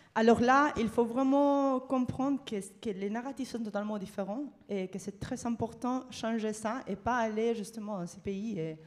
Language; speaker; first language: French; non-native, fluent; Spanish